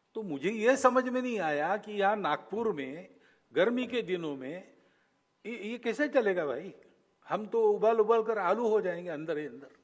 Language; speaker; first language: Hindi; non-native, local second language; Malayalam